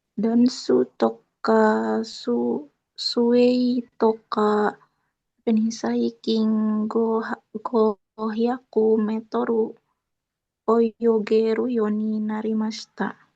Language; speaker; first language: Japanese; non-native, learner; Indonesian